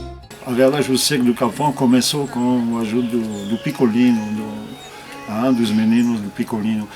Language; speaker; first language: Portuguese; non-native, learner; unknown